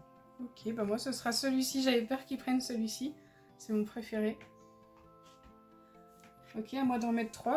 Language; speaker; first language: French; native; French